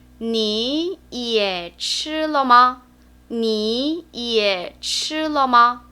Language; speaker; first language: Chinese; non-native, fluent; Korean